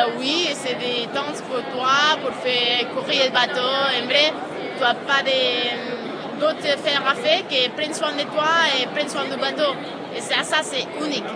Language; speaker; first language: French; non-native, fluent; Spanish